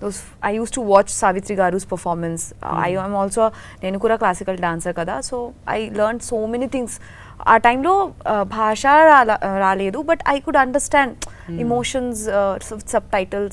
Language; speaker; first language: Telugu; non-native, learner; Bangla